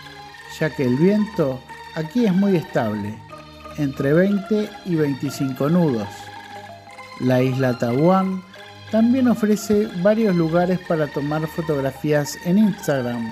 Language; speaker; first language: Spanish; non-native, fluent; Indonesian